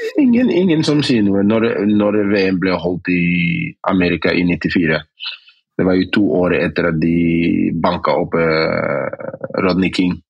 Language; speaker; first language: Norwegian; early bilingual, other home language; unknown